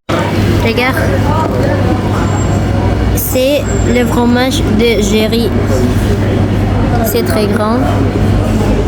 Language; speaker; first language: French; non-native, learner; Indonesian